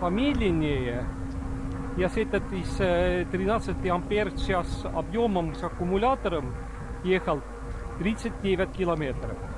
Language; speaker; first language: Russian; non-native, local second language; Estonian